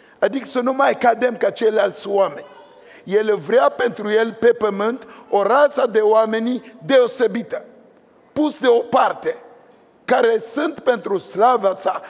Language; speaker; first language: Romanian; non-native, fluent; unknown